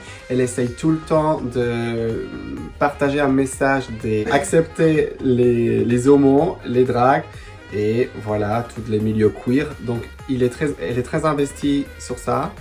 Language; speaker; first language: French; non-native, fluent; Spanish